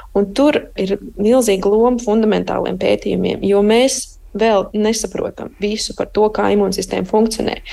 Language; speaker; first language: Latvian; early bilingual, heritage; Latvian